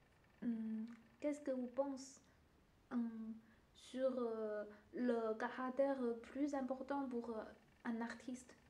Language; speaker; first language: French; non-native, learner; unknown